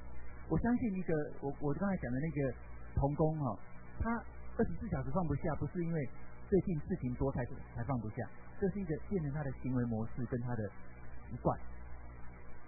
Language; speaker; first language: Chinese; native; Chinese